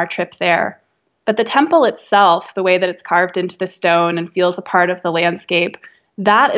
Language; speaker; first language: English; native; English